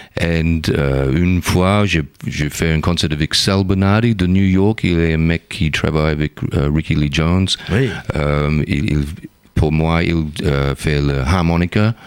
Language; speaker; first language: French; non-native, learner; English